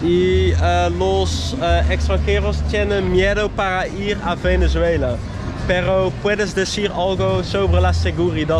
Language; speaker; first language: Spanish; non-native, learner; Dutch